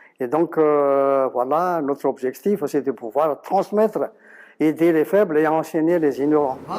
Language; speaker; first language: French; non-native, local second language; Malagasy